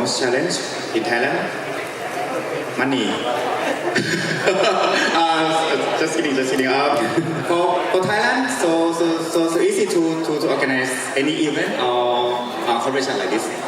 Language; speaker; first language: English; non-native, fluent; Thai